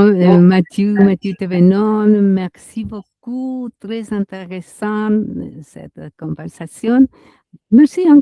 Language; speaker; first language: French; non-native, fluent; Spanish